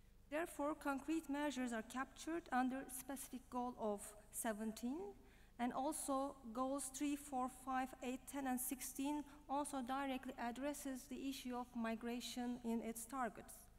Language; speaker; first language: English; non-native, fluent; Turkish